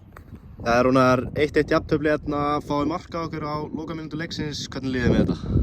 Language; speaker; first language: Icelandic; native; Icelandic